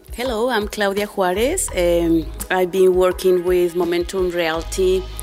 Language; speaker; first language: English; non-native, fluent; Spanish